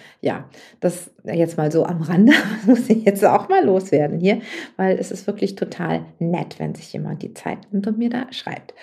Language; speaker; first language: German; native; German